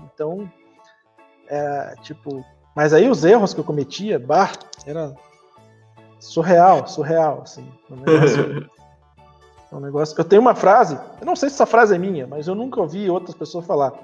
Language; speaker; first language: Portuguese; native; Portuguese